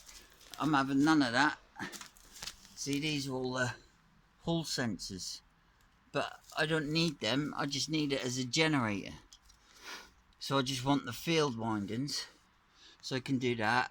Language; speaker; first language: English; native; English